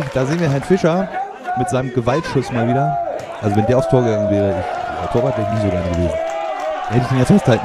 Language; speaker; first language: German; native; German